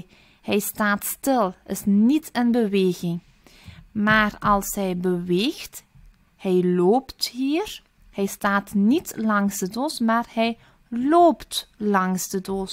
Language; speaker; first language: Dutch; early bilingual, other home language; Turkish